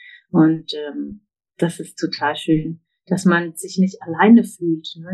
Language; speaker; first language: German; non-native, fluent; English